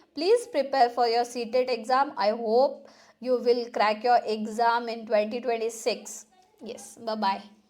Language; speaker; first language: English; non-native, local second language; Kannada